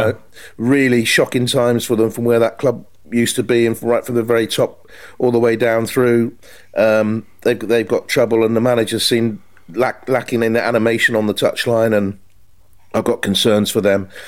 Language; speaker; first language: English; native; English